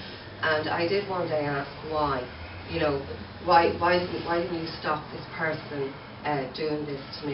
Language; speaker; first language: English; native; English